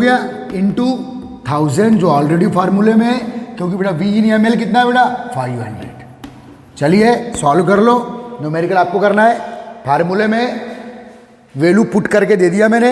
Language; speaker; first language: Hindi; native; Hindi